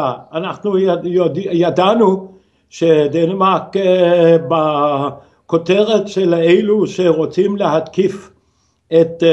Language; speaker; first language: Hebrew; non-native, fluent; Danish